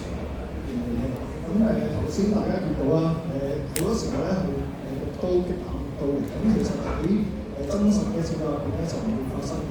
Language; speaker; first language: Cantonese; native; Cantonese